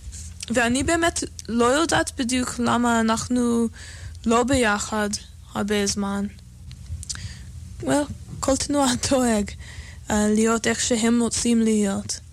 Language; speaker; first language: Hebrew; non-native, fluent; English